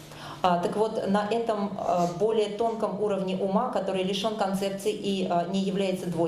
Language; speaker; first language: Russian; native; Russian